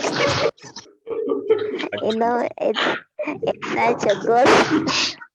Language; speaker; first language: English; non-native, fluent; Indonesian